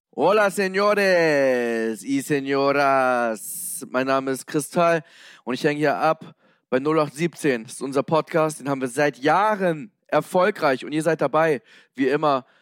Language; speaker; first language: German; native; German